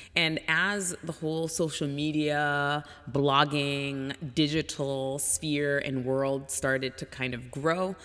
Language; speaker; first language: English; native; English